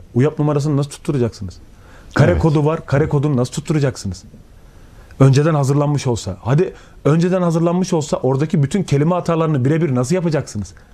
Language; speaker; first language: Turkish; native; Turkish